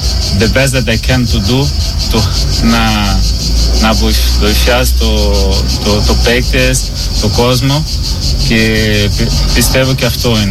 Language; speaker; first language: Greek; non-native, learner; Portuguese